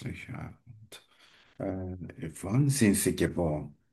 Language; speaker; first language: German; non-native, learner; Turkish